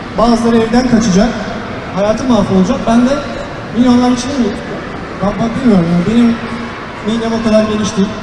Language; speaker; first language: Turkish; early bilingual, heritage; Turkish